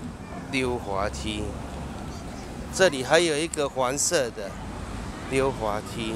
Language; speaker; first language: Chinese; native; Chinese